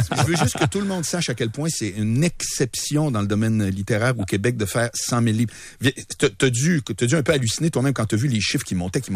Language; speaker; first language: French; native; French